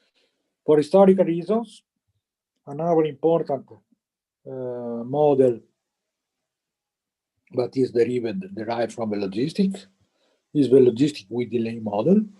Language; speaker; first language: English; non-native, fluent; Italian